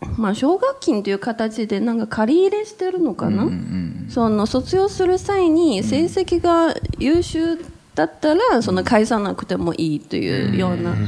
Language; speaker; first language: Japanese; non-native, fluent; Chinese